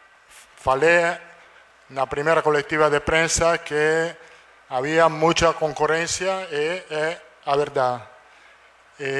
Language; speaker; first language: Portuguese; non-native, fluent; Italian